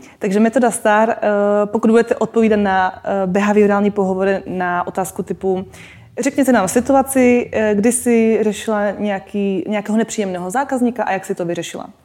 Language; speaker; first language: Czech; non-native, local second language; Slovak